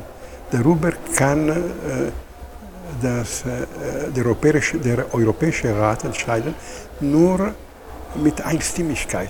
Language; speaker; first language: German; non-native, fluent; Italian